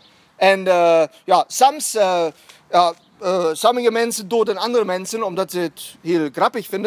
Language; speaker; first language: Dutch; non-native, fluent; German